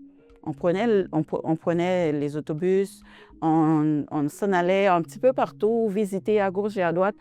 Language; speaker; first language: French; non-native, local second language; Haitian Creole